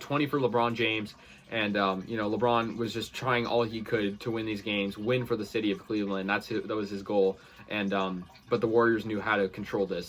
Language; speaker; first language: English; native; English